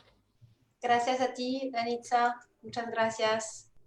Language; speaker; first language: Spanish; non-native, fluent; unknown